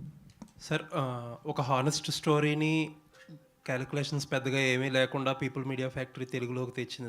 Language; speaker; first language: Telugu; native; Telugu